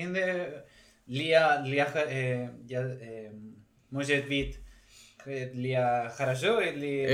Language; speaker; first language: Russian; non-native, learner; Spanish